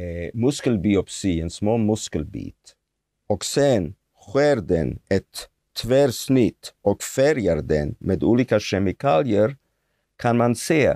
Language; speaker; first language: Swedish; non-native, fluent; Hebrew